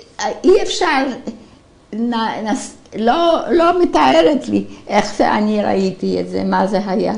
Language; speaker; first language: Hebrew; non-native, fluent; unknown